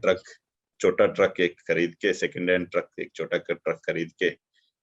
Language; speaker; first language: Hindi; non-native, local second language; Telugu